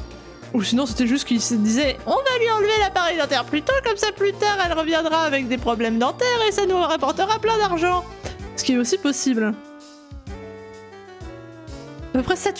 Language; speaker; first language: French; native; French